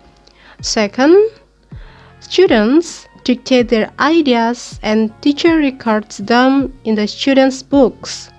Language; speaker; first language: English; non-native, learner; Indonesian